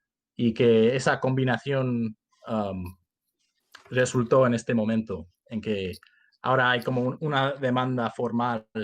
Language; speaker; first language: Spanish; early bilingual, heritage; Spanish